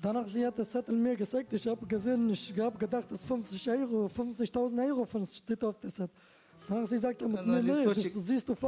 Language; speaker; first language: German; non-native, learner; Turkish